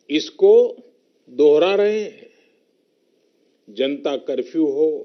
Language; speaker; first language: Hindi; native; Hindi